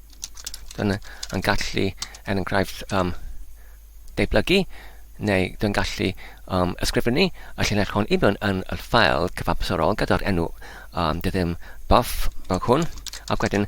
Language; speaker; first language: Welsh; non-native, learner; English